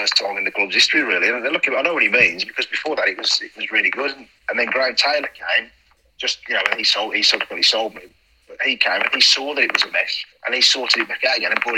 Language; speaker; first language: English; native; English